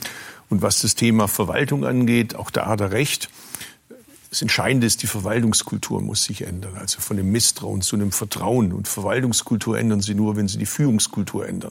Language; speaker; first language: German; early bilingual, other home language; Turkish